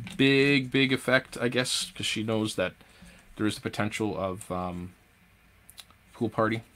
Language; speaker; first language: English; native; English